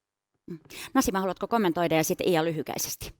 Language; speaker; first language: Finnish; native; Finnish